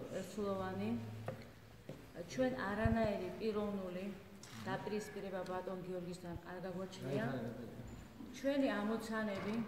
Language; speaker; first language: Georgian; native; Georgian